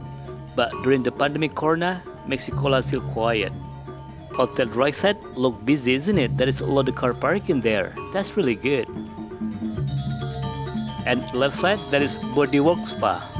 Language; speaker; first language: English; non-native, learner; Indonesian